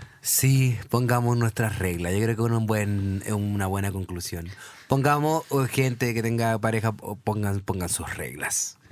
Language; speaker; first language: Spanish; native; Spanish